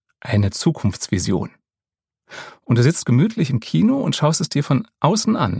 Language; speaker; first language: German; native; German